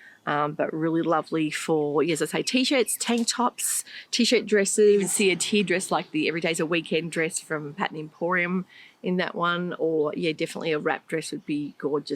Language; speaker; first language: English; native; English